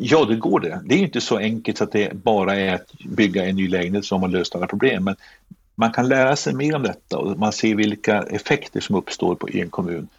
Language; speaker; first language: Swedish; native; Swedish